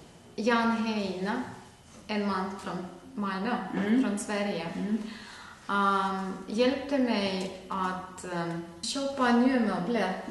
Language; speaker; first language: Swedish; non-native, fluent; Ukrainian